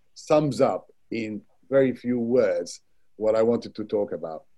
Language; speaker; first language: English; non-native, fluent; Arabic